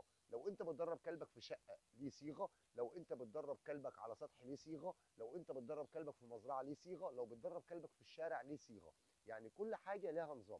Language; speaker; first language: Arabic; native; Arabic